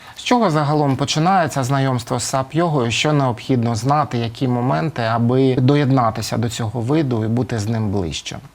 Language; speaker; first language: Ukrainian; native; Ukrainian